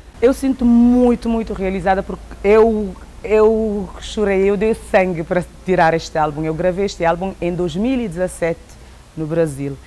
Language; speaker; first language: Portuguese; non-native, local second language; Upper Guinea Crioulo